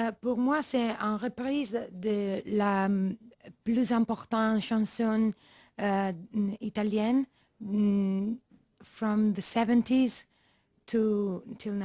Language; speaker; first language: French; non-native, learner; Italian